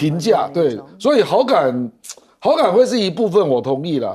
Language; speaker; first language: Chinese; native; Chinese